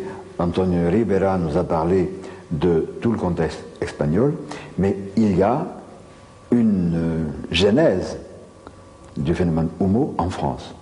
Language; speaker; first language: French; native; French